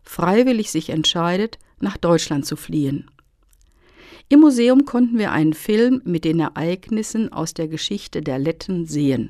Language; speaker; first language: German; native; German